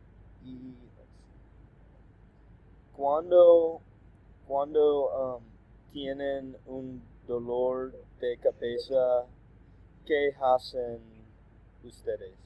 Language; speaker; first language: Spanish; non-native, learner; English